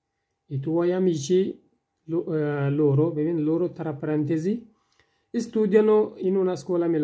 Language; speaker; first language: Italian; non-native, fluent; Persian